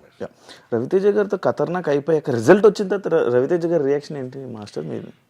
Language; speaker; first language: Telugu; native; Telugu